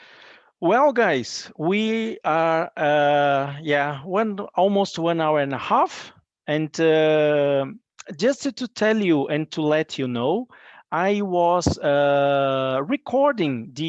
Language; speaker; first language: English; non-native, fluent; Portuguese